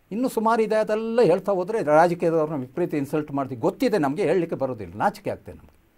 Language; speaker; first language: Kannada; non-native, local second language; Kodava